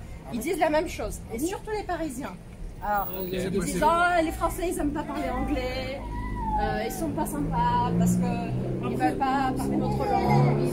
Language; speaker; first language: French; non-native, fluent; Portuguese